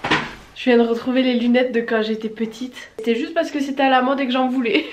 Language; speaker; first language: French; native; French